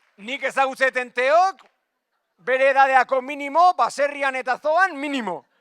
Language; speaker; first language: Basque; native; Basque